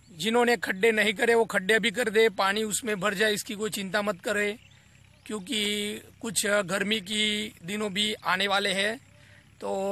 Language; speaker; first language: Hindi; non-native, local second language; Gujarati